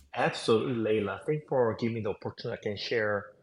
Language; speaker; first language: English; non-native, fluent; Korean